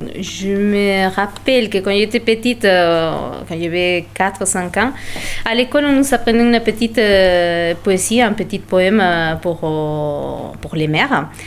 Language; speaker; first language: French; non-native, fluent; Spanish